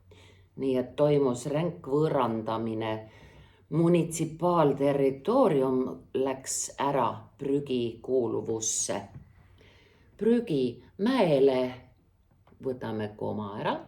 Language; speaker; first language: Estonian; native; Estonian